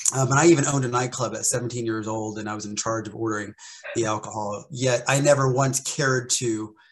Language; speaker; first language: English; native; English